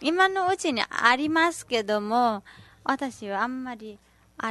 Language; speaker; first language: Japanese; non-native, learner; Nepali